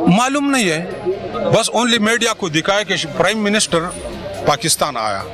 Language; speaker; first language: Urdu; non-native, local second language; Pashto